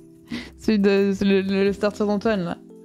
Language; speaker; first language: French; native; French